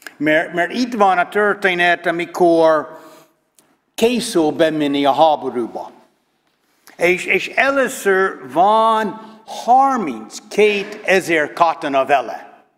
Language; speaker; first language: Hungarian; non-native, learner; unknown